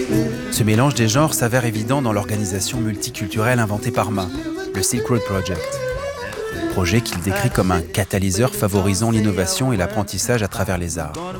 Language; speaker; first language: French; native; French